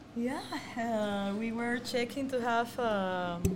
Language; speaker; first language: English; non-native, fluent; Spanish